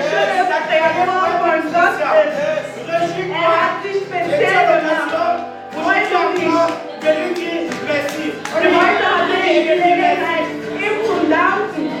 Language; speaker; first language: German; non-native, learner; French